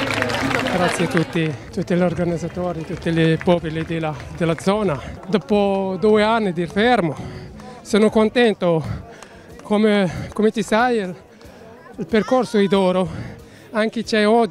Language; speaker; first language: Italian; non-native, learner; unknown